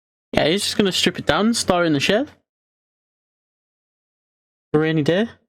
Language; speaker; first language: English; native; English